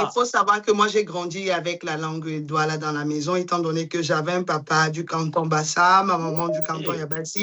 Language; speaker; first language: French; non-native, local second language; Duala